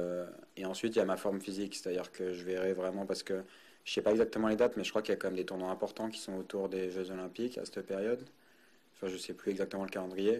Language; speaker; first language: French; native; French